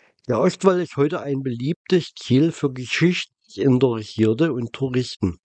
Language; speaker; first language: German; native; German